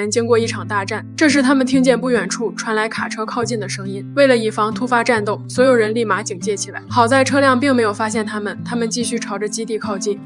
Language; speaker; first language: Chinese; native; Chinese